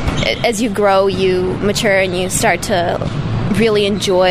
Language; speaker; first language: English; early bilingual, other home language; Russian